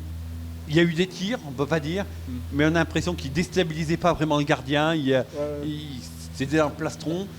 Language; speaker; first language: French; native; French